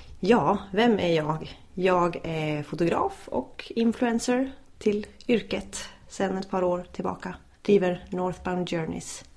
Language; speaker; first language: Swedish; native; Swedish